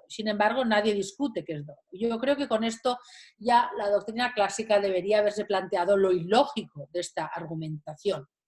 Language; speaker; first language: Spanish; native; Spanish